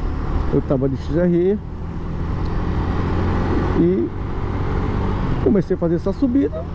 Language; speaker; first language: Portuguese; native; Portuguese